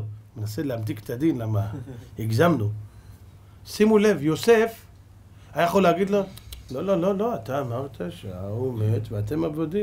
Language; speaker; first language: Hebrew; native; Hebrew